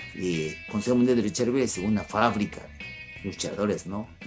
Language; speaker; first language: Spanish; non-native, fluent; Japanese